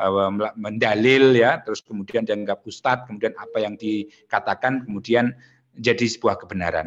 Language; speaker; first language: Indonesian; native; Indonesian